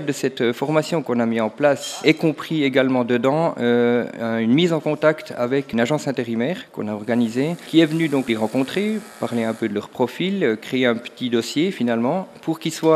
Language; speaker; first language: French; native; French